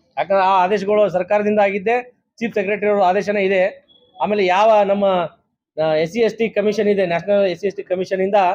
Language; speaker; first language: Kannada; non-native, local second language; Lambadi